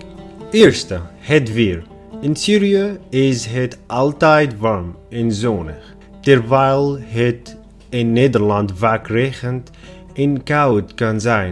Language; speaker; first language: Dutch; non-native, fluent; Arabic